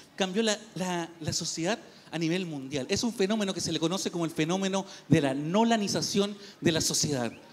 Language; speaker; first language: Spanish; native; Spanish